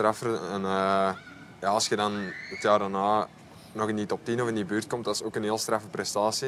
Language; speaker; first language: Dutch; native; Dutch